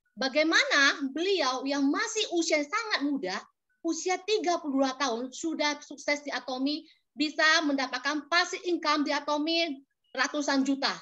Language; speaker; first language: Indonesian; native; Indonesian